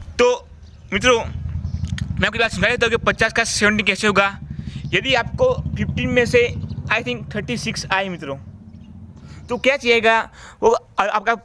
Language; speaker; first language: Hindi; non-native, local second language; Gujarati